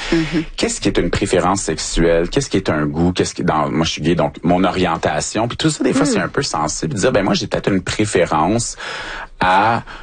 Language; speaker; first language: French; native; French